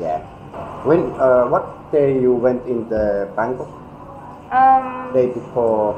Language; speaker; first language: English; non-native, learner; Finnish